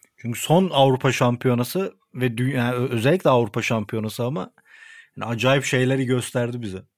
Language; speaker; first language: Turkish; native; Turkish